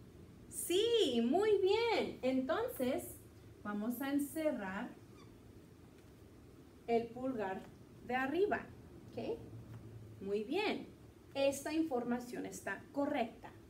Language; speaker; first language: Spanish; early bilingual, heritage; Spanish